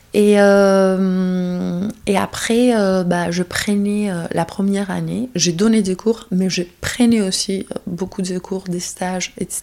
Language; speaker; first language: French; non-native, fluent; Greek